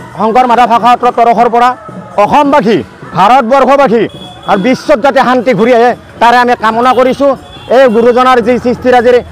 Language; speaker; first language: Assamese; native; Assamese